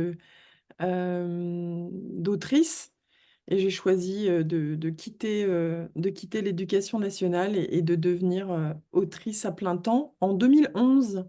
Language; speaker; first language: French; native; French